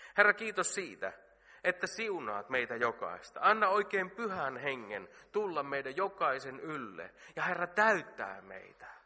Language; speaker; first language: Finnish; native; Finnish